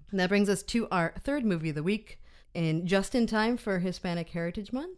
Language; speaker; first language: English; native; English